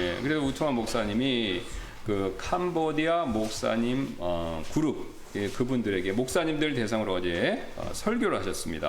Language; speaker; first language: Korean; native; Korean